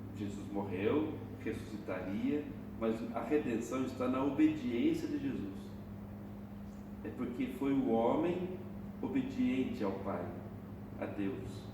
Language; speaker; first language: Portuguese; native; Portuguese